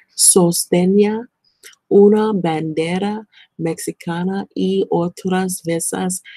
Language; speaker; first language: Spanish; non-native, learner; English